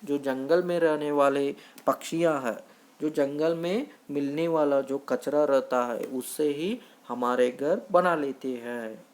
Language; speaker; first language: Hindi; non-native, local second language; Kannada